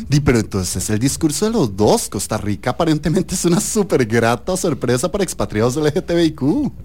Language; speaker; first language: Spanish; early bilingual, other home language; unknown